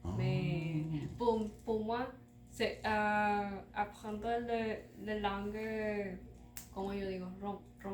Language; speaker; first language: French; non-native, learner; Spanish